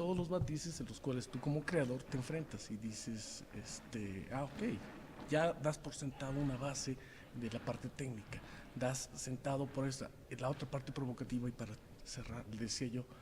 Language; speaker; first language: Spanish; native; Spanish